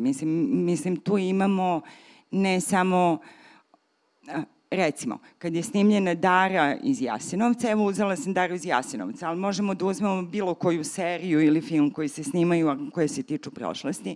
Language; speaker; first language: Serbian; native; Serbian